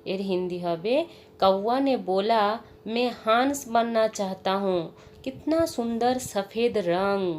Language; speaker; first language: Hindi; non-native, local second language; Bangla